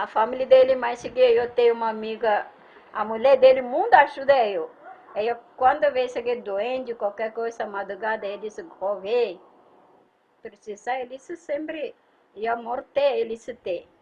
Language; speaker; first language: Portuguese; non-native, learner; Malayalam